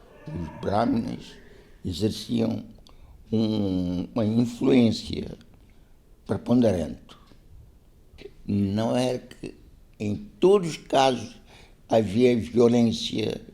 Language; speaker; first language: Portuguese; non-native, local second language; Konkani